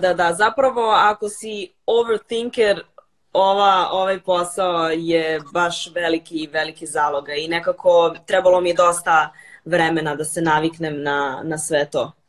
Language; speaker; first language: Serbian; early bilingual, heritage; Serbian